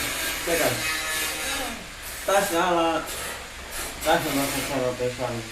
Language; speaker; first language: Slovenian; early bilingual, other home language; Polish